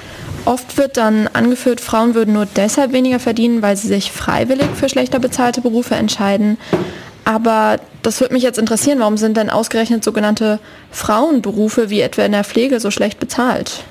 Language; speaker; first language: German; native; German